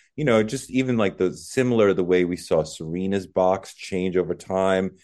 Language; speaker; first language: English; native; English